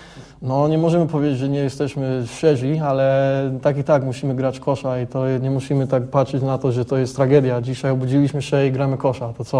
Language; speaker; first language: Polish; early bilingual, heritage; English